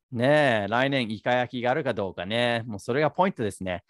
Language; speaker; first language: Japanese; non-native, fluent; English